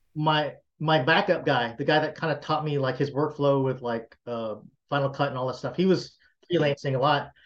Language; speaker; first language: English; native; English